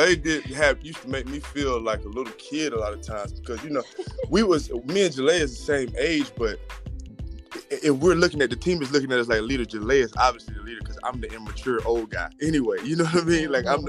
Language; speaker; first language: English; native; English